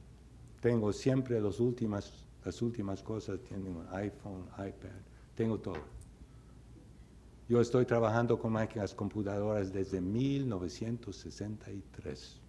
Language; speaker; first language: Spanish; non-native, fluent; English